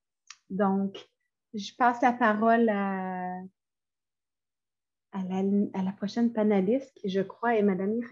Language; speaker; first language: French; native; French